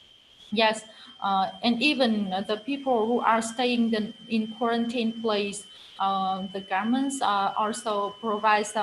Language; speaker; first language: English; non-native, fluent; Vietnamese